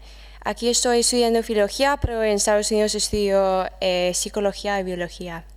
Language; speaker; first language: Spanish; non-native, fluent; English